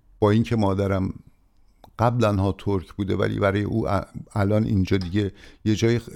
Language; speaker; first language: Persian; native; Persian